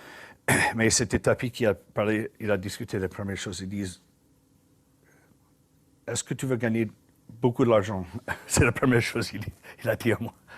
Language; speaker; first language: French; non-native, learner; English